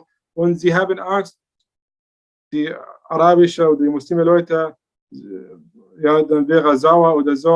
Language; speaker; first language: German; non-native, learner; Arabic